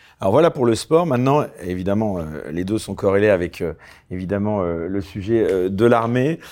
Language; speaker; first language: French; native; French